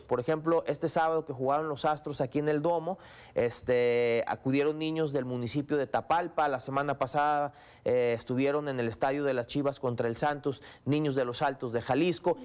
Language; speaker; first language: Spanish; native; Spanish